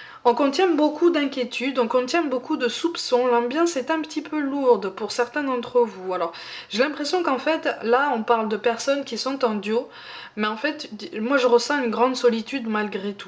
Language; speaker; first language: French; native; French